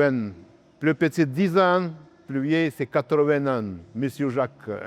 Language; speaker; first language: French; non-native, learner; Russian